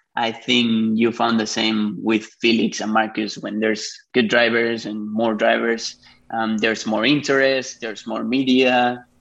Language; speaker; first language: English; non-native, fluent; Spanish